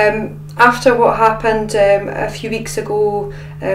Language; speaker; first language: English; native; English